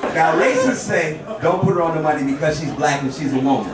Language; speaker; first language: English; native; English